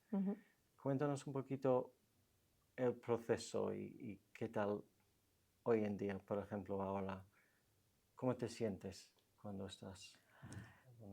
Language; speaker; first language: Spanish; non-native, fluent; English